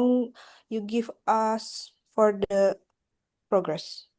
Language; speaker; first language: English; non-native, learner; Indonesian